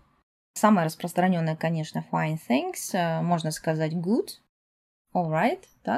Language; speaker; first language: Russian; native; Russian